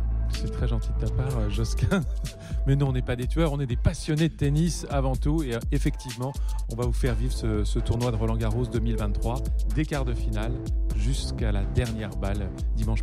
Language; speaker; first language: French; native; French